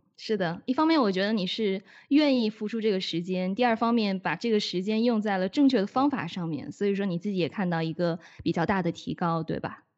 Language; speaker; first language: Chinese; native; Chinese